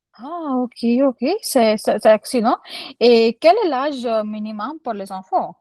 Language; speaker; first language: French; non-native, learner; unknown